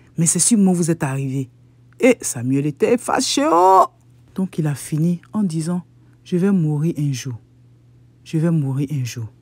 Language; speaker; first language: French; native; French